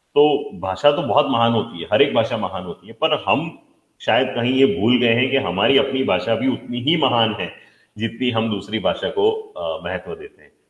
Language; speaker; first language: Hindi; non-native, local second language; Gujarati